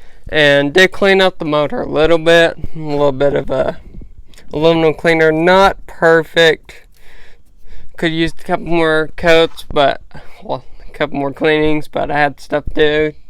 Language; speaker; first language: English; native; English